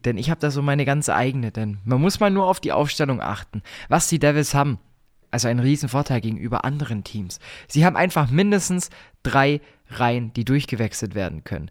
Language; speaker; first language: German; native; German